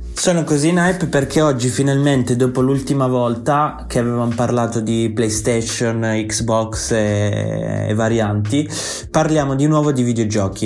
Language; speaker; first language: Italian; native; Italian